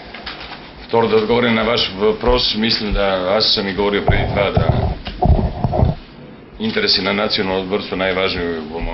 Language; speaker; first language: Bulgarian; non-native, learner; Serbian